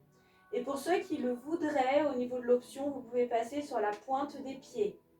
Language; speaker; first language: French; native; French